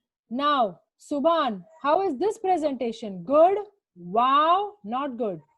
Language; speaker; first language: English; non-native, local second language; Hindi